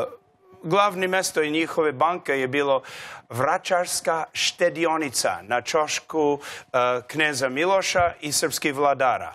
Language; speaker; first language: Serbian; non-native, learner; English